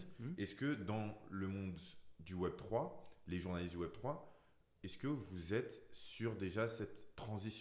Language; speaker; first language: French; native; French